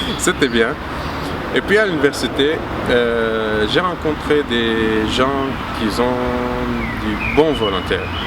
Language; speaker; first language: French; non-native, fluent; Arabic